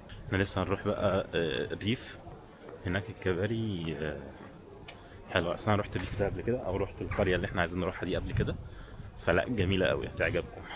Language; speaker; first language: Arabic; native; Arabic